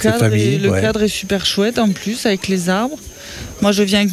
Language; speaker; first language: French; native; French